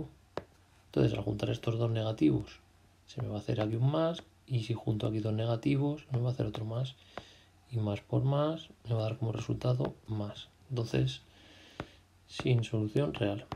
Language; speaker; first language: Spanish; native; Spanish